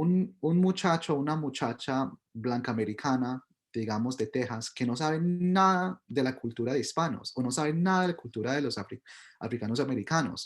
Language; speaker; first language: Spanish; early bilingual, heritage; Spanish